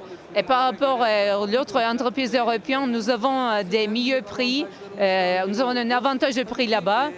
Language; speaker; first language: French; non-native, learner; Turkish